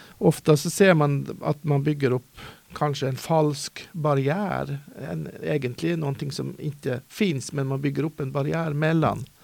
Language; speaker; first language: Swedish; native; Swedish